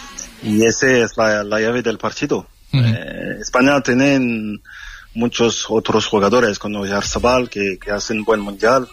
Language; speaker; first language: Spanish; non-native, fluent; French